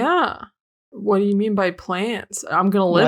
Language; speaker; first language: English; native; English